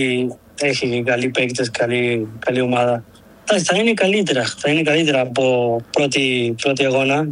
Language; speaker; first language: Greek; non-native, learner; Spanish